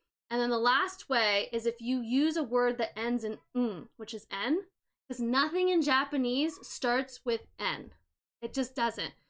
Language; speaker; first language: English; native; English